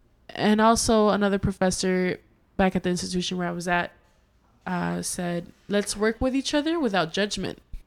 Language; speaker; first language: English; early bilingual, other home language; Spanish